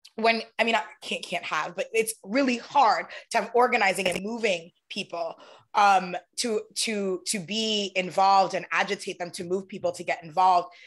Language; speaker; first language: English; native; English